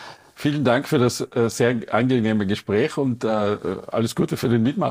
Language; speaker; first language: German; native; German